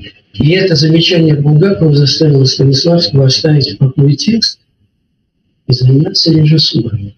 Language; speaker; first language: Russian; native; Russian